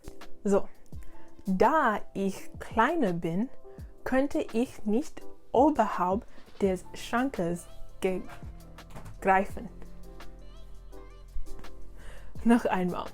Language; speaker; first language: German; non-native, learner; English